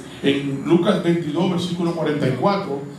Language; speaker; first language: Spanish; native; Spanish